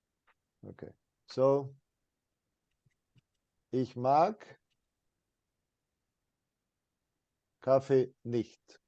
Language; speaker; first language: German; non-native, fluent; English